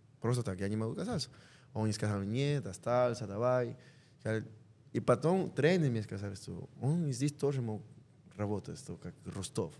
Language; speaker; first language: Russian; non-native, learner; Spanish